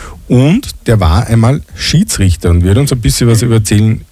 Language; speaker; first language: German; native; German